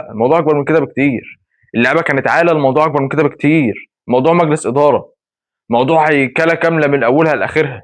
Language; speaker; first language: Arabic; native; Arabic